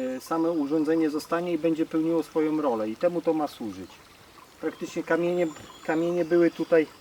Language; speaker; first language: Polish; native; Polish